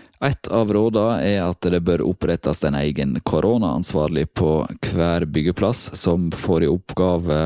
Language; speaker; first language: Norwegian; native; Norwegian